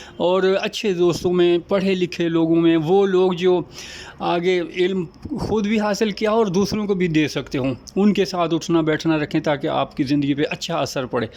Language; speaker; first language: Urdu; non-native, local second language; Saraiki